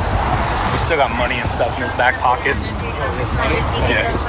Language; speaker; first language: English; native; English